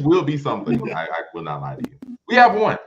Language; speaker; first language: English; native; English